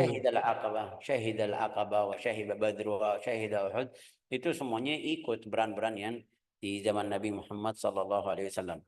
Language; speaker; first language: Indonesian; non-native, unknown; Arabic